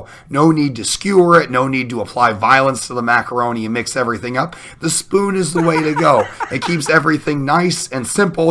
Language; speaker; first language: English; native; English